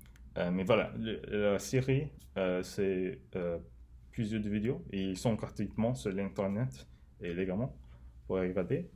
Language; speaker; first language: French; non-native, learner; English